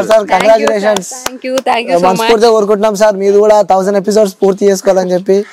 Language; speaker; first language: Telugu; native; Telugu